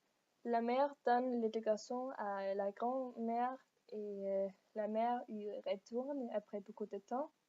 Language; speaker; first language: French; non-native, learner; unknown